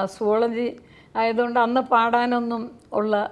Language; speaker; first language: Malayalam; native; Malayalam